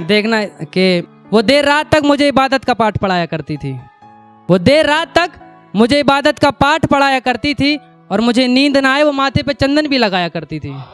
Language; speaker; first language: Hindi; native; Hindi